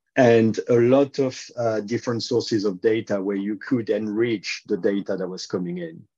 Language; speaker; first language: English; non-native, fluent; French